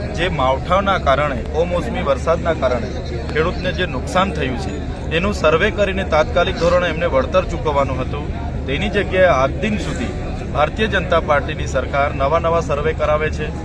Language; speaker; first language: Gujarati; non-native, local second language; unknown